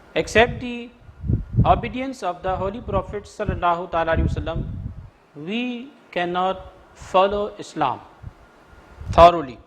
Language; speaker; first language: English; non-native, local second language; Urdu